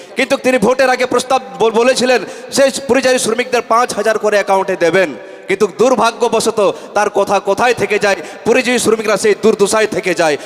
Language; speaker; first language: Bangla; non-native, local second language; Santali